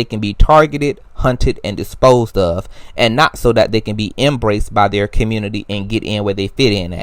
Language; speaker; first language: English; native; English